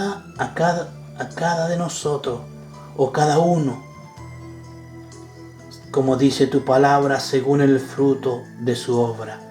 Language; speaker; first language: Spanish; native; Spanish